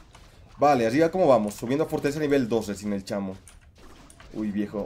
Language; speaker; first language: Spanish; native; Spanish